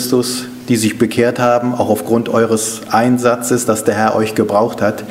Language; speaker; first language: German; native; German